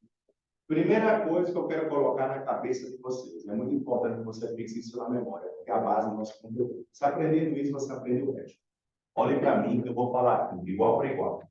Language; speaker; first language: Portuguese; native; Portuguese